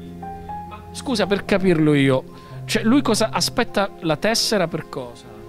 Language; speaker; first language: Italian; native; Italian